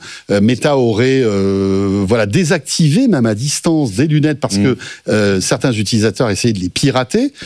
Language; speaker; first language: French; native; French